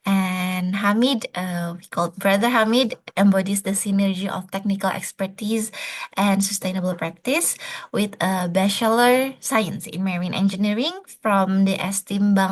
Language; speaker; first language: English; non-native, fluent; Indonesian